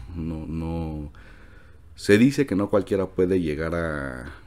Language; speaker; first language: Spanish; native; Spanish